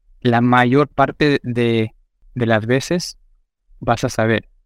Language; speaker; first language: Spanish; non-native, fluent; Portuguese